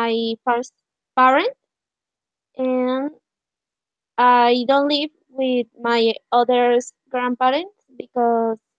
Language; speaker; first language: English; non-native, learner; Spanish